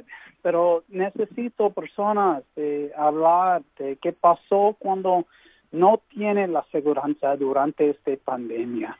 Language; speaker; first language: Spanish; early bilingual, heritage; English